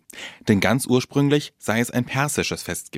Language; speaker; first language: German; native; German